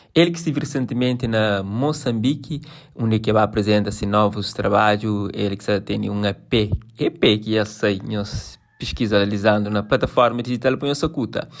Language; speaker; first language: Portuguese; non-native, local second language; Kabuverdianu